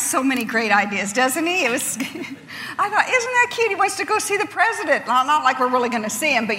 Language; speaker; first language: English; native; English